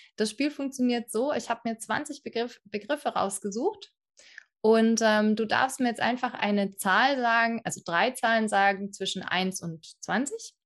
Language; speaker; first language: German; native; German